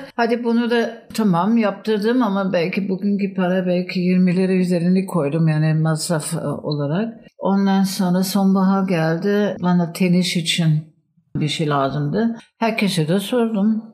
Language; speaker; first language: Turkish; non-native, fluent; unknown